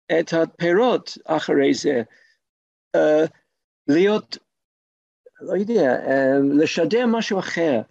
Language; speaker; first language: Hebrew; non-native, fluent; English